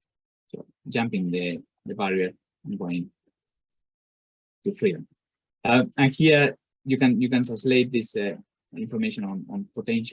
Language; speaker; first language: English; non-native, fluent; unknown